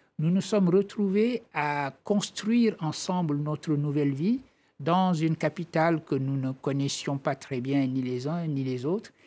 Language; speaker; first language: French; non-native, local second language; Wolof